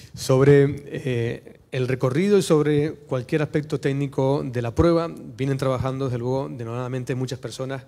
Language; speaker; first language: Spanish; native; Spanish